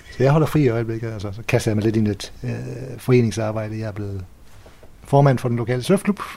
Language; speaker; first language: Danish; native; Danish